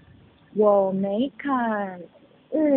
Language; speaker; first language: Chinese; non-native, learner; Korean